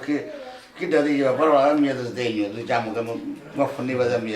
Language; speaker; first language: Italian; non-native, local second language; Sicilian